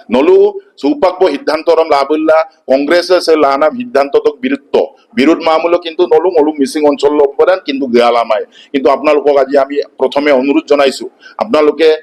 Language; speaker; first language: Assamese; non-native, local second language; Mising